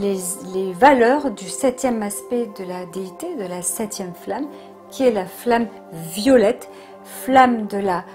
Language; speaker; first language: French; native; French